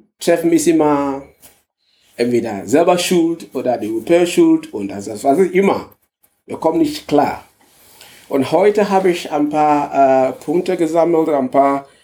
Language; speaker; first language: German; non-native, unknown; English